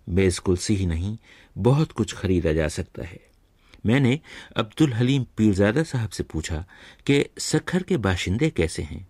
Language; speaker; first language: Urdu; native; Urdu